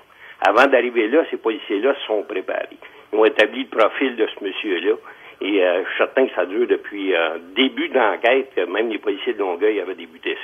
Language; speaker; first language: French; native; French